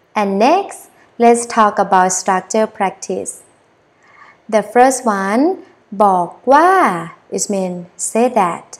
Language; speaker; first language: English; non-native, learner; Thai